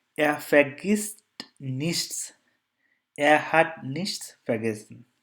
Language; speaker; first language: German; non-native, fluent; Bangla